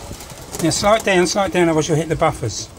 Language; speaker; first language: English; native; English